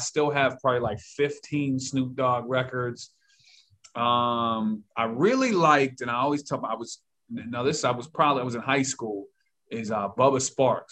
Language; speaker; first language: English; native; English